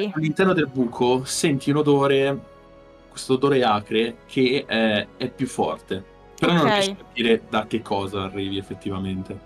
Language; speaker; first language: Italian; native; Italian